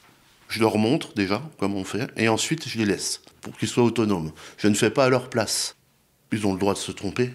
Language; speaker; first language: French; native; French